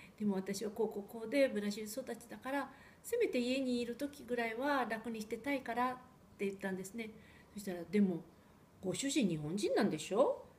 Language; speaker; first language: Japanese; early bilingual, heritage; Japanese